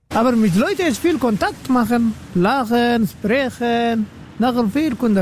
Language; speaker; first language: German; non-native, learner; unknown